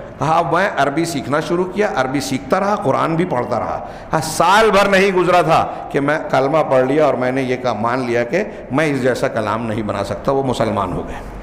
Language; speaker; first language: Urdu; native; Urdu